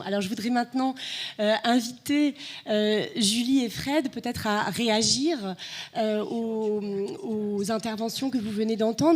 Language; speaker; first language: French; native; French